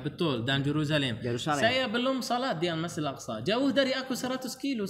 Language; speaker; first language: Indonesian; non-native, learner; Arabic